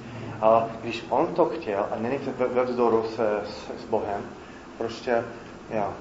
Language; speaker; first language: Czech; non-native, fluent; English